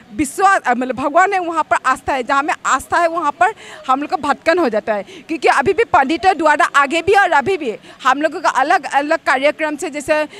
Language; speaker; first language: Hindi; non-native, local second language; Assamese